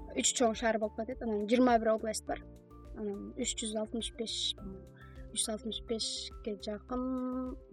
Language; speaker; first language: Kyrgyz; non-native, fluent; Mongolian